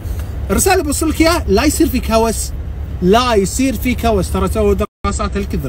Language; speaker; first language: Arabic; native; Arabic